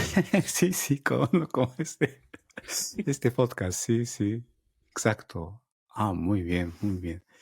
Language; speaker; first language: Spanish; non-native, learner; Japanese